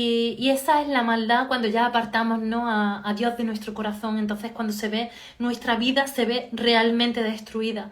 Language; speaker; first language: Spanish; native; Spanish